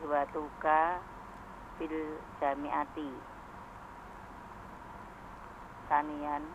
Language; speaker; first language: Arabic; non-native, learner; Indonesian